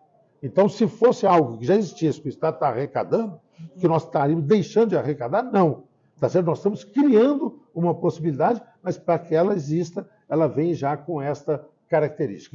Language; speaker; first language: Portuguese; native; Portuguese